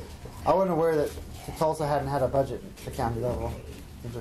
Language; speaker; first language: English; native; English